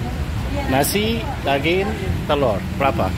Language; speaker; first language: Indonesian; non-native, learner; Arabic